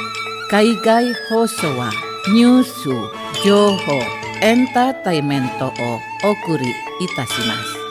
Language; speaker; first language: Japanese; non-native, fluent; Indonesian